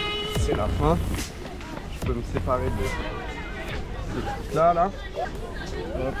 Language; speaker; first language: French; native; French